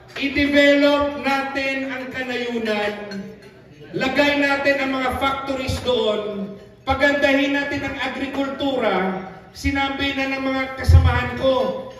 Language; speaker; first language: Filipino; non-native, local second language; Cebuano